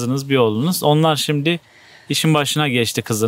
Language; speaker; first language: Turkish; native; Turkish